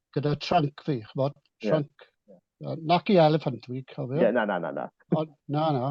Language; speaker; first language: Welsh; non-native, local second language; English